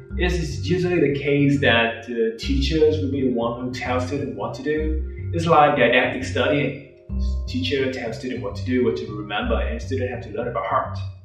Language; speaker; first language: English; non-native, fluent; Vietnamese